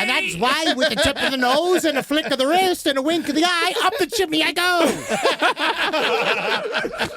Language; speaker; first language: English; native; English